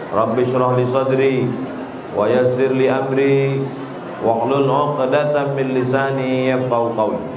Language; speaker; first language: Indonesian; native; Indonesian